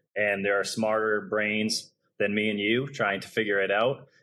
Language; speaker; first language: English; native; English